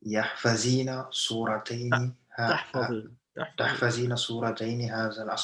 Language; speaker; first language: Arabic; non-native, learner; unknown